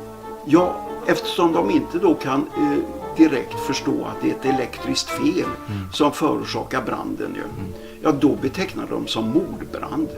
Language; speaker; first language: Swedish; native; Swedish